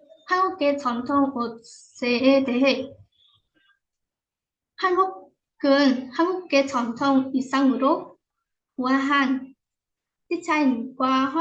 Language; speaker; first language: Korean; non-native, fluent; Vietnamese